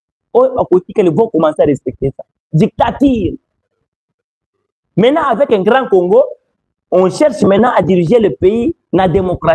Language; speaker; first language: French; non-native, local second language; Lingala